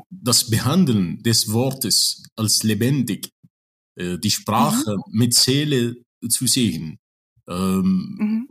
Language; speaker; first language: German; non-native, fluent; Arabic